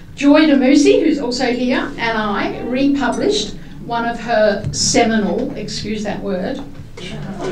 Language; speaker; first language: English; native; English